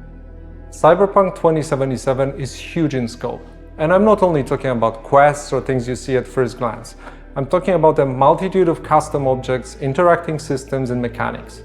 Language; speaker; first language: English; non-native, fluent; Polish